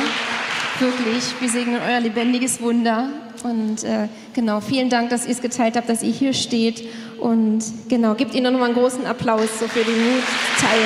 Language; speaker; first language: German; native; German